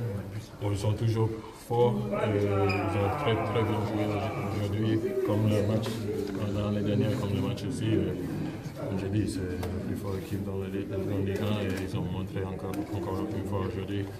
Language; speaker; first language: French; non-native, fluent; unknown